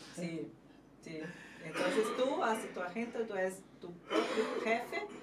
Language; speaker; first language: Spanish; non-native, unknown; Portuguese